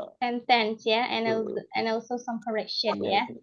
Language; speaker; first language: English; non-native, learner; Indonesian